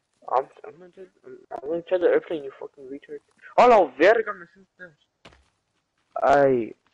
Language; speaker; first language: English; early bilingual, other home language; Spanish